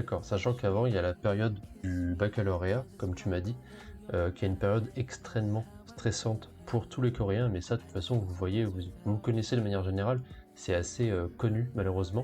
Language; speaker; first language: French; native; French